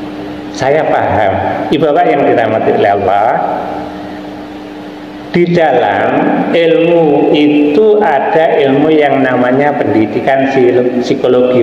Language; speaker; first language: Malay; non-native, local second language; Javanese